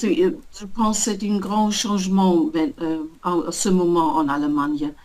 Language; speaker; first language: French; non-native, learner; German